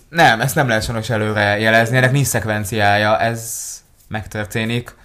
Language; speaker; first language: Hungarian; early bilingual, other home language; Hebrew